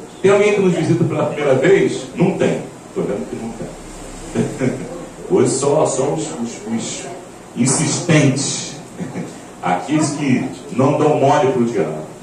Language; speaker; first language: Portuguese; native; Portuguese